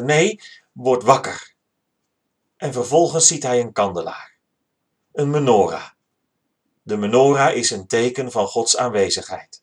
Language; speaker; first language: Dutch; native; Dutch